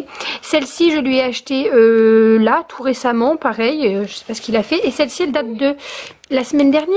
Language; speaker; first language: French; native; French